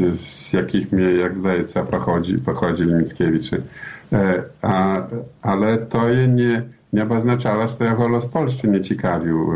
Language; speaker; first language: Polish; non-native, learner; Belarusian